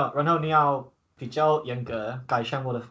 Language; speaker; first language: Chinese; non-native, learner; English